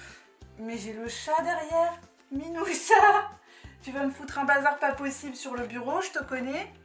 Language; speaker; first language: French; native; French